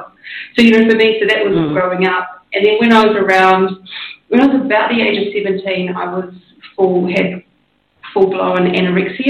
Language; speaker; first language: English; native; English